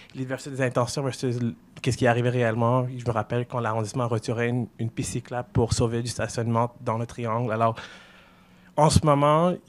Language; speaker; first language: French; native; French